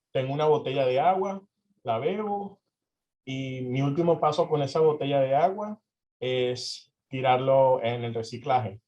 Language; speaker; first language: Spanish; early bilingual, heritage; Spanish